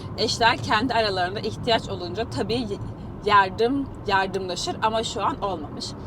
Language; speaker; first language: Turkish; native; Turkish